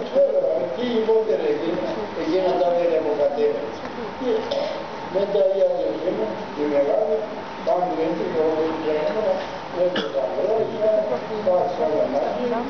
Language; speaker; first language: Greek; early bilingual, other home language; Turkish